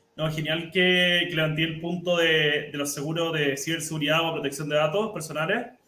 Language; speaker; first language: Spanish; native; Spanish